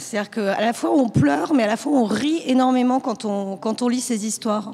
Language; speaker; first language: French; native; French